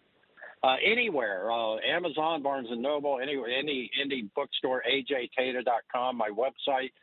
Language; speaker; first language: English; native; English